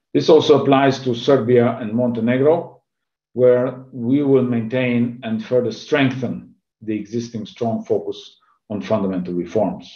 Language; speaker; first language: English; non-native, fluent; Hungarian